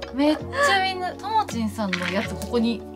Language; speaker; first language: Japanese; native; Japanese